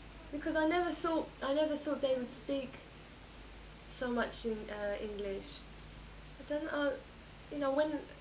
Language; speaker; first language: English; early bilingual, other home language; Greek